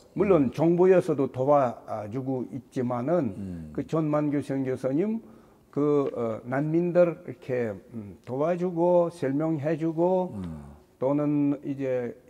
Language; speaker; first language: Korean; non-native, learner; Russian